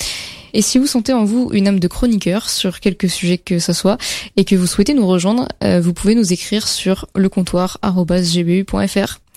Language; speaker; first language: French; native; French